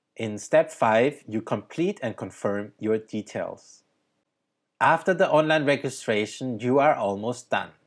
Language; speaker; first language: English; early bilingual, other home language; Thai